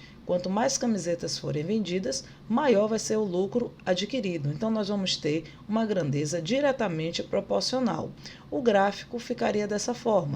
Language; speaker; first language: Portuguese; native; Portuguese